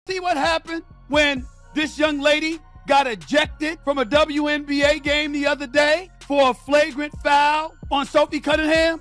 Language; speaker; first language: English; native; English